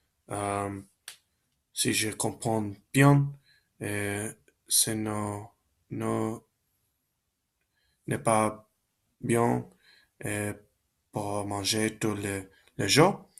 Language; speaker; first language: French; non-native, learner; Spanish